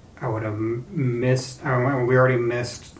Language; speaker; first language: English; native; English